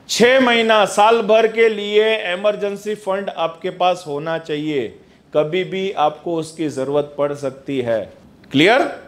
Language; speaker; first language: Hindi; non-native, local second language; Gujarati